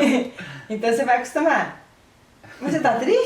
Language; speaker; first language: Portuguese; native; Portuguese